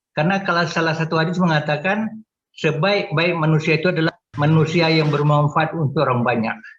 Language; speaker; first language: Indonesian; non-native, local second language; Minangkabau